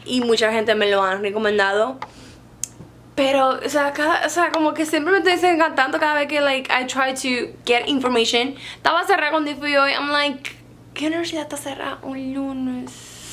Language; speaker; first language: Spanish; native; Spanish